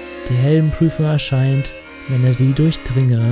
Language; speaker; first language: German; native; German